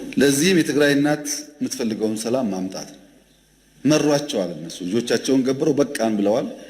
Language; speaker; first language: Amharic; non-native, local second language; Oromo